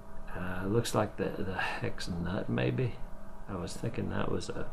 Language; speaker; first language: English; native; English